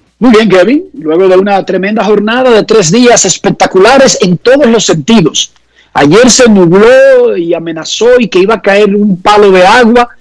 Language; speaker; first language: Spanish; native; Spanish